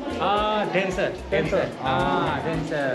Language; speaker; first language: Korean; non-native, learner; Indonesian